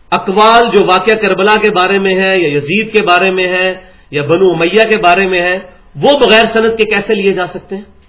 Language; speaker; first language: Urdu; non-native, local second language; Punjabi